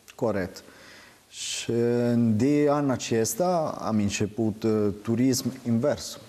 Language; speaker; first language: Romanian; non-native, learner; Italian